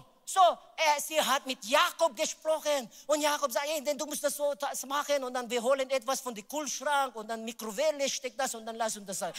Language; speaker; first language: German; non-native, learner; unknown